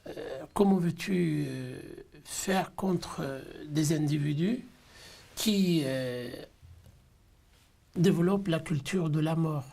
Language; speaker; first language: French; non-native, local second language; Arabic